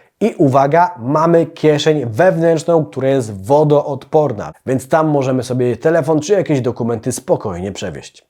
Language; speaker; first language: Polish; native; Polish